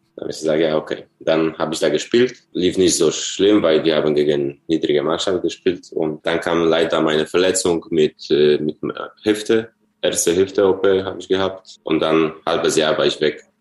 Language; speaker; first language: German; non-native, fluent; Polish